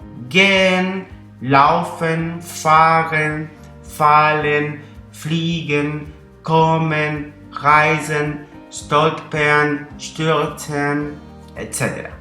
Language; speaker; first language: German; non-native, fluent; Spanish